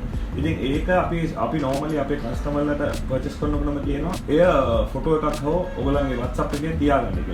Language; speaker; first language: Sinhala; non-native, local second language; Tamil